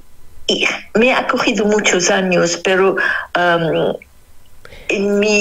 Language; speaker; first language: Spanish; non-native, fluent; Arabic